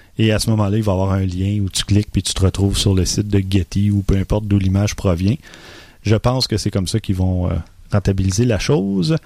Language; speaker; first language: French; native; French